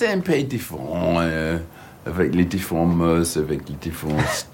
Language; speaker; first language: French; non-native, learner; English